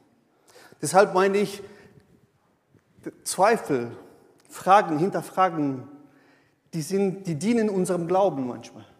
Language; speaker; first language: German; non-native, fluent; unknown